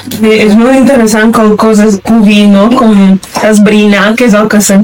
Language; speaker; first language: Catalan; non-native, local second language; Spanish